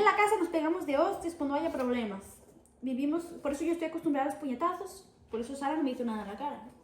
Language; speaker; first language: Spanish; early bilingual, other home language; Portuguese